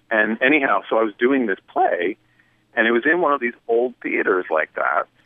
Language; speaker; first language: English; native; English